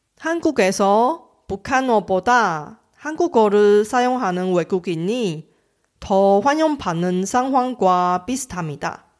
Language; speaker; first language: Korean; non-native, fluent; Chinese